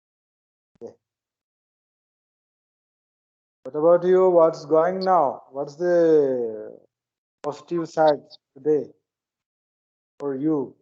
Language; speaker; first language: English; non-native, learner; Malayalam